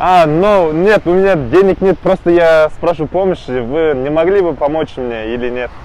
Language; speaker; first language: Russian; non-native, learner; Kazakh